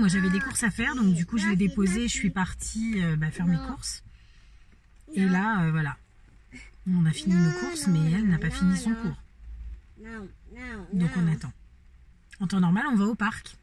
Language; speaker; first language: French; native; French